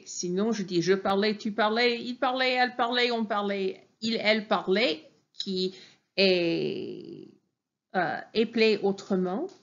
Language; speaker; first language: French; non-native, fluent; English